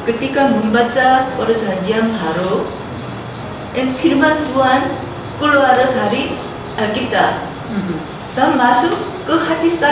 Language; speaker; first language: Indonesian; non-native, learner; Korean